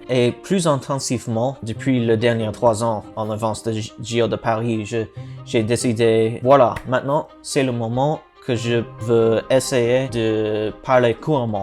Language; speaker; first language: French; non-native, learner; English